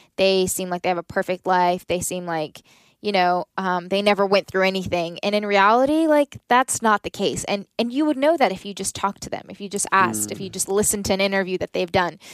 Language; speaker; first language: English; native; English